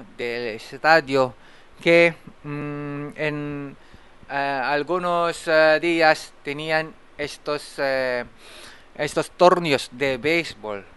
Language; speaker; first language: Spanish; non-native, fluent; Japanese